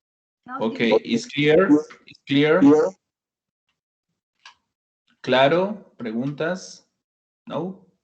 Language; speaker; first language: English; non-native, fluent; Spanish